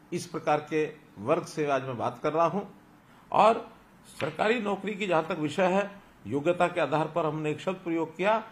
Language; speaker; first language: Hindi; native; Hindi